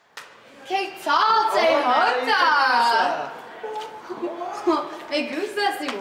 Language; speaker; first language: Spanish; non-native, learner; English